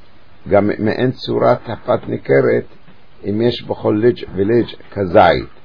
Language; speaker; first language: Hebrew; native; Hebrew